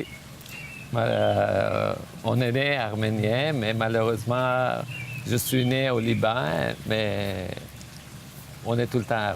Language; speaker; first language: French; non-native, fluent; Armenian